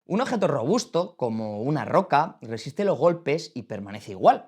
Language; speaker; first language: Spanish; native; Spanish